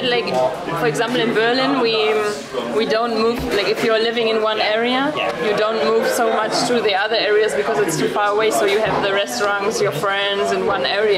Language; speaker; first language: English; non-native, fluent; German